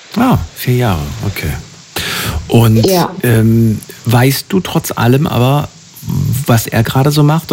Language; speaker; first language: German; native; German